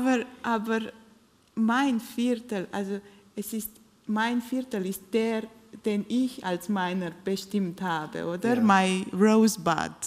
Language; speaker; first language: German; non-native, fluent; Romanian